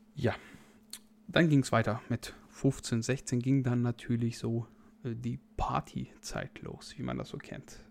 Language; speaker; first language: German; native; German